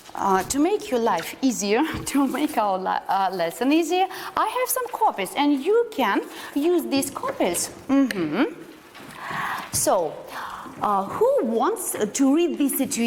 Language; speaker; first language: English; non-native, fluent; Russian